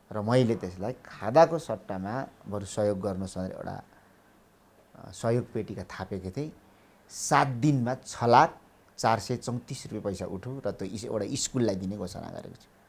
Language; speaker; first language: Nepali; native; Nepali